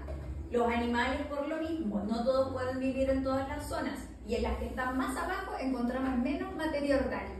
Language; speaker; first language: Spanish; native; Spanish